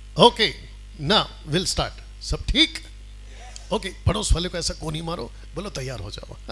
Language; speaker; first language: Hindi; non-native, local second language; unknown